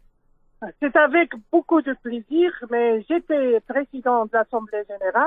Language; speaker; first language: French; non-native, local second language; Dutch